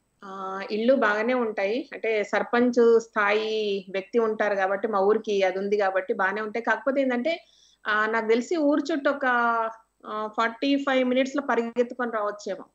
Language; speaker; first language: Telugu; native; Telugu